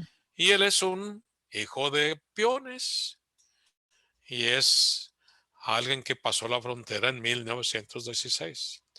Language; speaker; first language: Spanish; early bilingual, heritage; Spanish